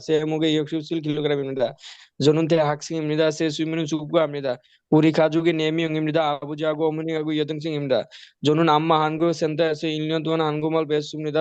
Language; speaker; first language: Korean; non-native, learner; Bangla